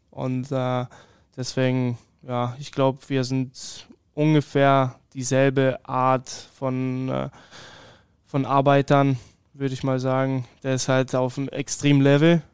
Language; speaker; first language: German; early bilingual, other home language; Polish